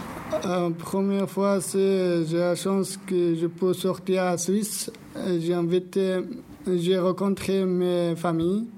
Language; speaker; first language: French; non-native, learner; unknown